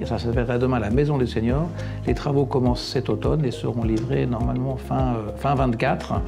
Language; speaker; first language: French; native; French